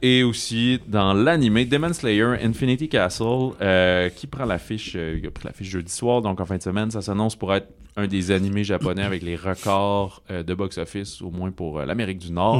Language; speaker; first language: French; native; French